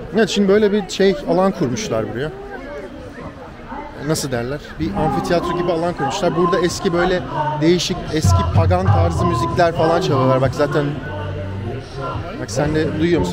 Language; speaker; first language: Turkish; native; Turkish